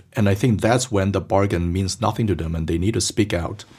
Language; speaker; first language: English; early bilingual, other home language; Chinese